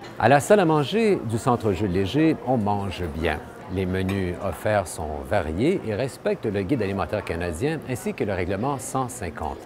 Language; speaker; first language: French; native; French